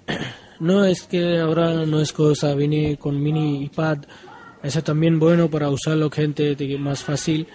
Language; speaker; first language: Spanish; non-native, learner; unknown